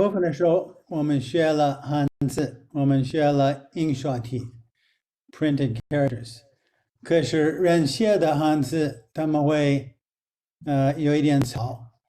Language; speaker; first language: Chinese; non-native, fluent; English